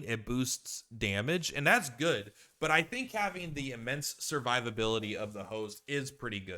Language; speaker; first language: English; native; English